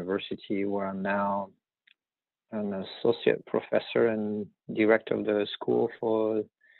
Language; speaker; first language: English; non-native, fluent; French